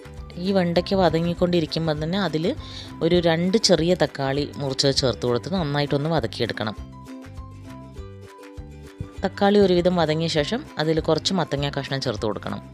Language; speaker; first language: Malayalam; native; Malayalam